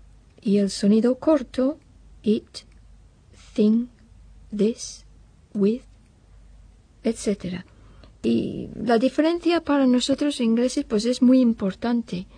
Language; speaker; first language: Spanish; non-native, fluent; English